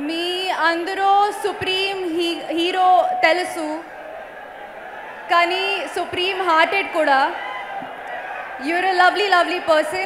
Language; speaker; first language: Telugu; non-native, learner; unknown